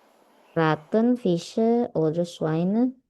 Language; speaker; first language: German; non-native, learner; Indonesian